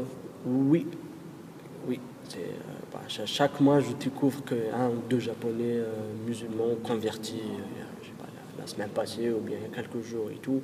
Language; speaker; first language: French; non-native, local second language; Arabic